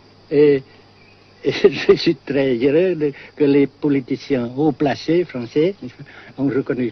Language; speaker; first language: French; non-native, fluent; Vietnamese